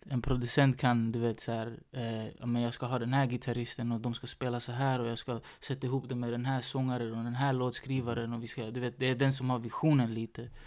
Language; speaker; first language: Swedish; early bilingual, other home language; Spanish